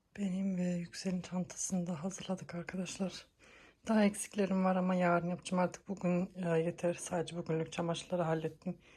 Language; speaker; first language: Turkish; early bilingual, heritage; Turkish